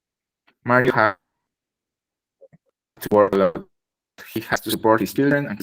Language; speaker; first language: English; non-native, learner; Spanish